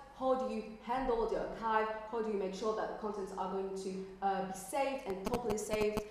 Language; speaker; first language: English; non-native, fluent; French